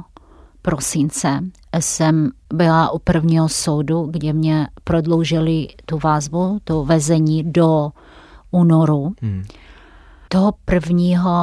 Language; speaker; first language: Czech; non-native, fluent; Russian